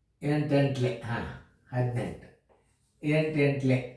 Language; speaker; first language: Kannada; native; Kannada